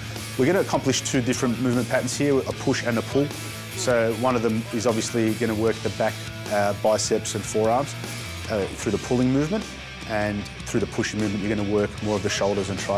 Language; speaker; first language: English; native; English